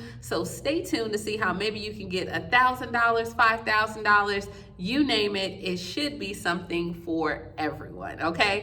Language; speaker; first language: English; native; English